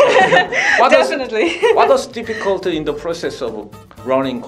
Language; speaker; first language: English; non-native, fluent; Korean